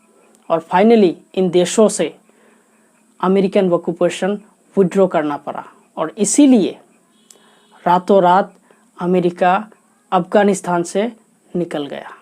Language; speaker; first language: Hindi; non-native, local second language; Assamese